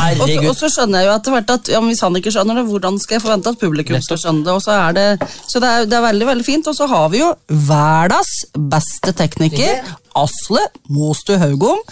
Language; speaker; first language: Norwegian; native; Norwegian